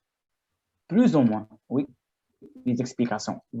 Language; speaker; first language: French; non-native, fluent; Arabic